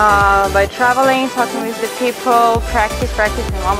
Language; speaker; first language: English; non-native, fluent; Russian